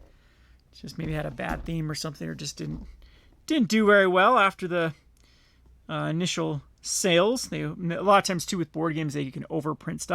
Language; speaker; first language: English; native; English